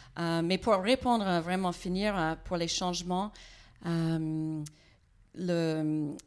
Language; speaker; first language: French; non-native, fluent; English